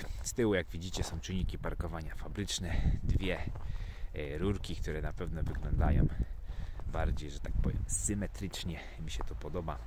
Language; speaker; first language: Polish; native; Polish